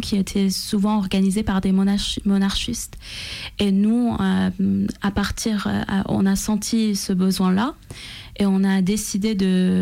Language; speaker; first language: French; non-native, fluent; Persian